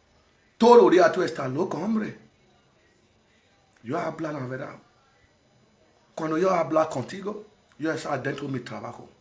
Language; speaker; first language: Spanish; non-native, learner; Bini